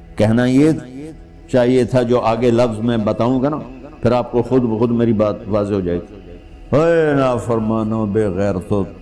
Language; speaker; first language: Urdu; non-native, local second language; Punjabi